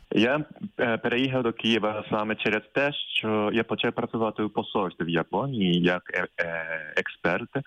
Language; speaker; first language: Ukrainian; non-native, fluent; Japanese